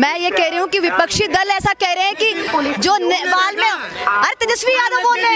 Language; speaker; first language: Hindi; native; Hindi